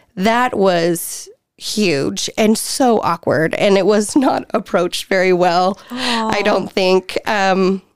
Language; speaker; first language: English; native; English